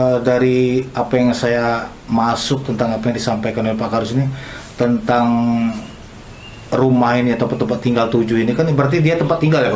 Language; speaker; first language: Malay; native; Malay